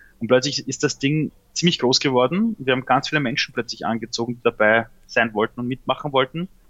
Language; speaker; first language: German; early bilingual, other home language; Persian